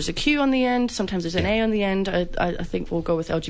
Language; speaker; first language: English; native; English